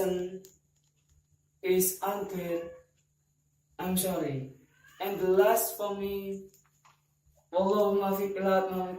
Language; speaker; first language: English; non-native, learner; Indonesian